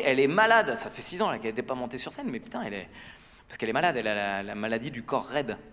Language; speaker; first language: French; native; French